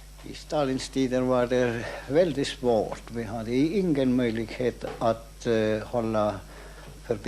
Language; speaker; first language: Swedish; non-native, fluent; Estonian